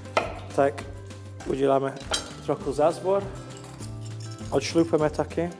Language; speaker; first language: Czech; non-native, learner; English